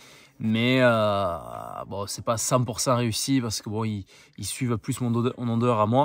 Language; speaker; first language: French; native; French